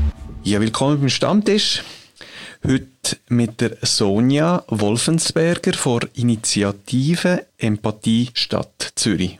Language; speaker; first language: German; native; German